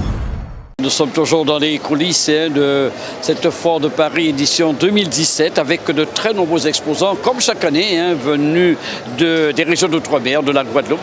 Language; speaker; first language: French; native; French